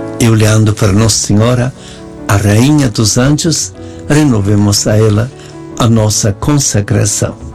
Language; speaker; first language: Portuguese; non-native, fluent; Italian